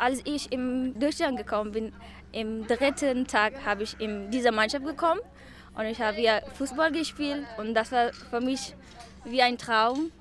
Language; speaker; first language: German; non-native, learner; Persian